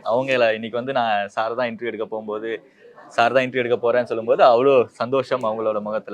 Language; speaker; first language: Tamil; native; Tamil